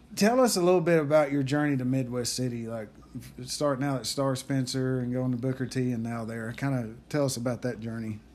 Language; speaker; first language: English; native; English